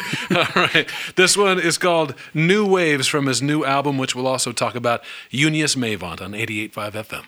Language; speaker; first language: English; native; English